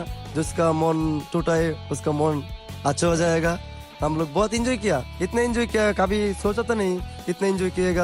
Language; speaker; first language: Hindi; non-native, fluent; Bangla